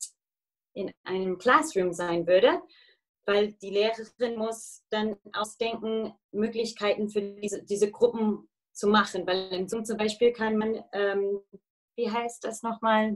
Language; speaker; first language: German; non-native, fluent; English